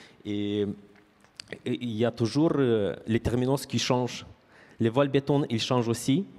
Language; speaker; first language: French; non-native, fluent; Romanian